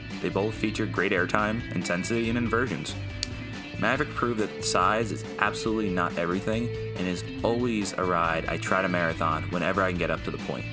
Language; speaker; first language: English; native; English